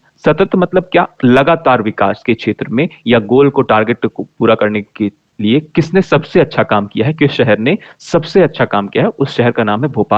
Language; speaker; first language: Hindi; native; Hindi